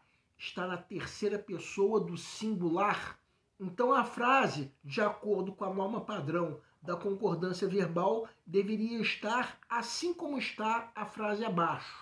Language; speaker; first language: Portuguese; native; Portuguese